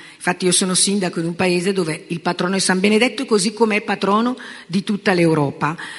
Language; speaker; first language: Italian; native; Italian